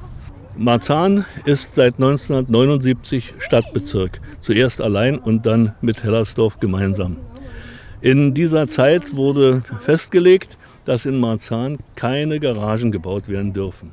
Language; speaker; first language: German; native; German